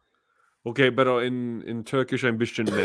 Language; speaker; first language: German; non-native, learner; English